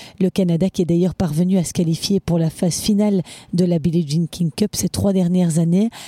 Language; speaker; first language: French; native; French